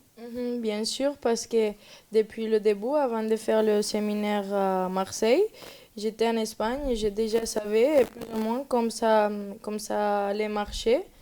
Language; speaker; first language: French; non-native, learner; Spanish